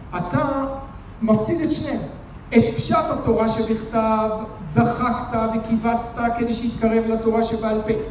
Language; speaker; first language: Hebrew; native; Hebrew